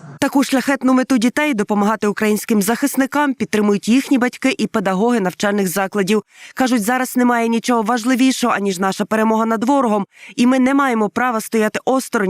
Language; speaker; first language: Ukrainian; native; Ukrainian